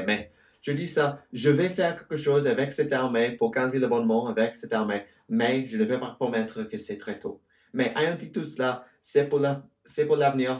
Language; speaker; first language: French; non-native, learner; English